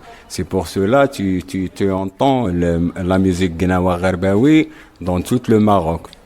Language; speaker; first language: French; non-native, local second language; Arabic